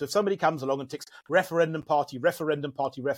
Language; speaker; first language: English; native; English